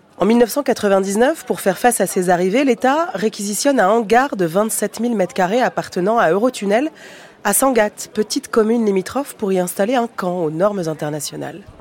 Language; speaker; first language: French; native; French